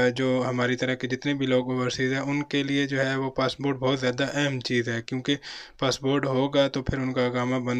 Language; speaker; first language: Urdu; non-native, local second language; Punjabi